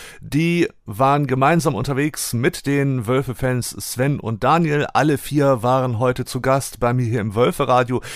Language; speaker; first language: German; native; German